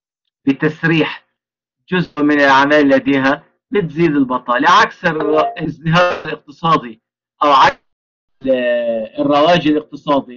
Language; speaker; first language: Arabic; native; Arabic